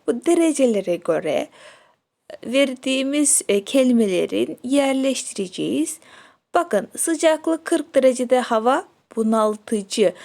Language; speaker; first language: Turkish; non-native, fluent; Kyrgyz